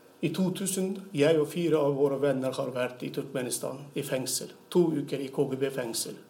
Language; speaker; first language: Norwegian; non-native, fluent; Turkmen